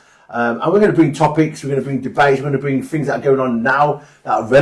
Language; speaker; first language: English; native; English